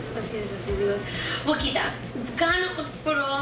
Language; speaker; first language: Greek; early bilingual, heritage; Greek